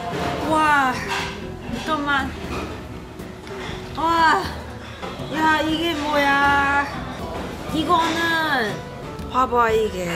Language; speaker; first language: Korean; non-native, learner; Cantonese